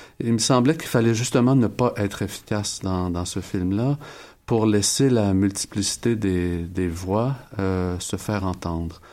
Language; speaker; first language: French; native; French